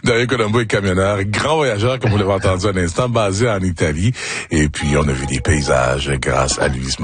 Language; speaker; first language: French; native; French